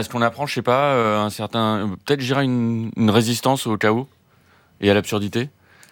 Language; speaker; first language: French; native; French